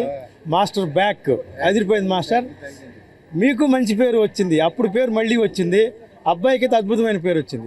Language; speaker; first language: Telugu; native; Telugu